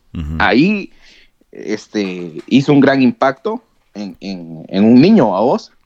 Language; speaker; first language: Spanish; native; Spanish